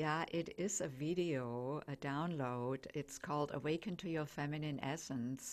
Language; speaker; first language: English; non-native, fluent; German